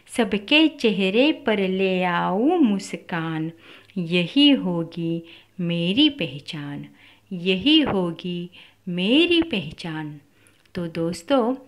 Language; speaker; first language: Hindi; non-native, local second language; Marathi